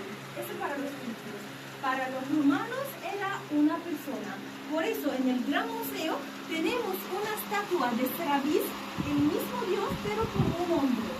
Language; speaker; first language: Spanish; non-native, fluent; Arabic